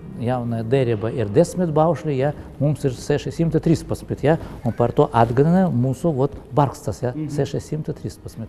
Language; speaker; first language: Latvian; non-native, local second language; Russian